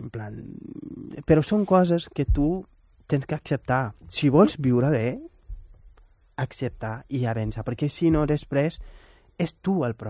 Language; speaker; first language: Catalan; non-native, fluent; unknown